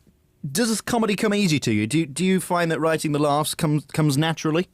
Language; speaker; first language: English; native; English